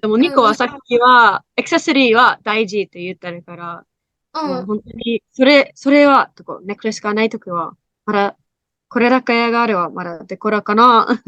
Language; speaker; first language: Japanese; non-native, learner; English